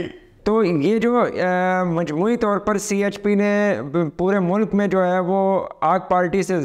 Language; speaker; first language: Urdu; native; Urdu